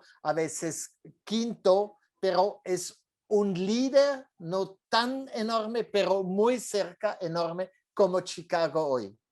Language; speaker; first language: Spanish; non-native, fluent; French